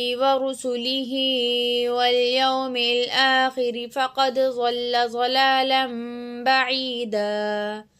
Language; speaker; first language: Arabic; non-native, learner; Urdu